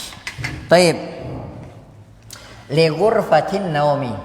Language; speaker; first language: Arabic; non-native, fluent; Indonesian